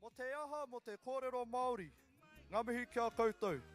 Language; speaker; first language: Māori; non-native, local second language; English